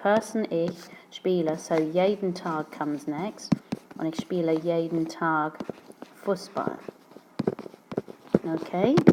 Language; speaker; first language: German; non-native, fluent; English